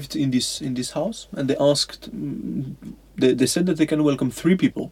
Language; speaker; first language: English; non-native, fluent; French